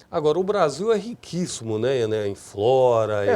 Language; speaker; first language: Portuguese; native; Portuguese